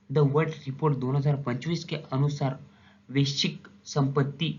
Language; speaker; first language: Hindi; non-native, local second language; Marathi